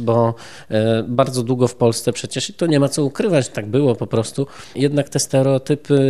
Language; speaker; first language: Polish; native; Polish